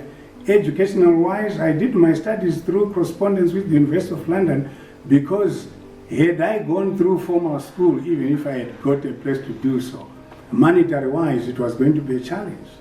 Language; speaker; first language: English; non-native, local second language; Shona